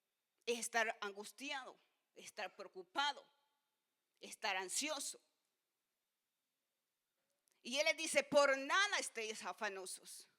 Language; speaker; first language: Spanish; native; Spanish